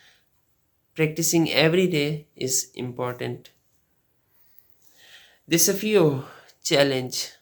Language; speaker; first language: English; non-native, fluent; Urdu